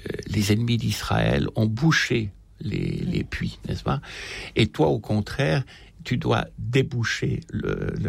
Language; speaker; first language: French; native; French